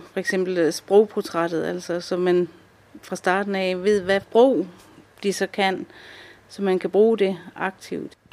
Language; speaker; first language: Danish; native; Danish